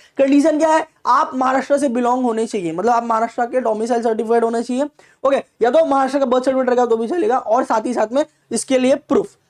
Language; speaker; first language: Hindi; non-native, local second language; Marathi